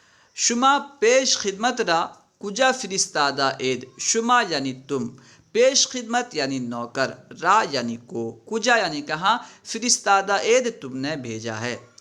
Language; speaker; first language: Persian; non-native, fluent; Urdu